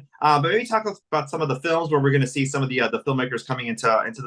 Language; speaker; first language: English; native; English